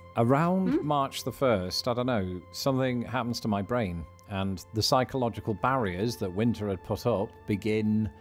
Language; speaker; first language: English; native; English